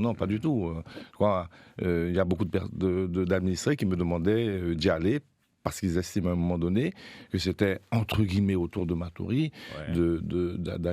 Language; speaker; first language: French; native; French